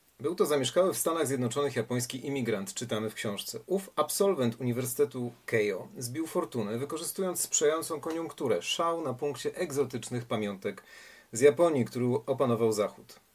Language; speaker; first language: Polish; native; Polish